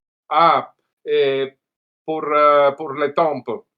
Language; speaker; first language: French; non-native, learner; Italian